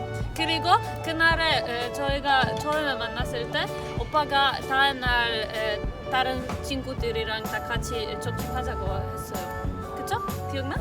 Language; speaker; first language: Korean; non-native, fluent; Polish